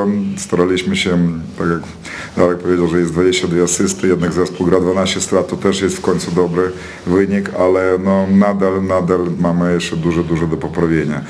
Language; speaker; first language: Polish; non-native, fluent; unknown